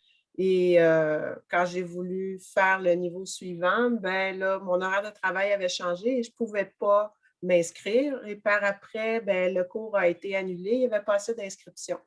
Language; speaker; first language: French; native; French